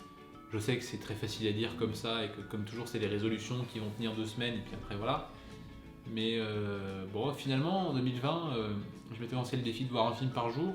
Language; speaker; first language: French; native; French